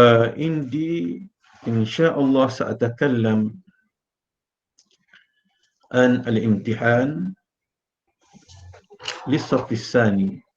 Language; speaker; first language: Arabic; non-native, fluent; Malay